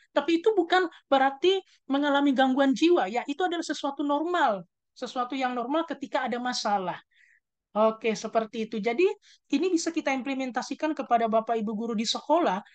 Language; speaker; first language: Indonesian; native; Indonesian